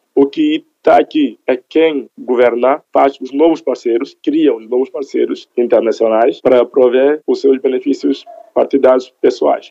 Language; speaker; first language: Portuguese; non-native, local second language; Upper Guinea Crioulo